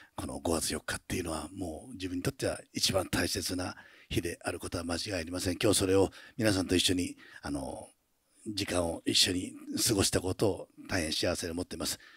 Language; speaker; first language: Japanese; native; Japanese